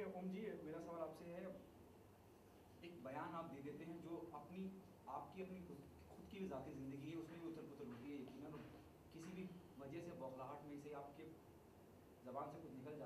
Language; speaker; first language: Hindi; native; Hindi